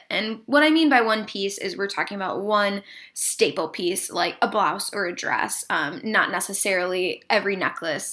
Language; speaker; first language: English; native; English